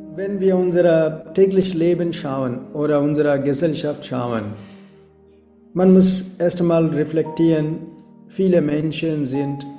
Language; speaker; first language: German; non-native, fluent; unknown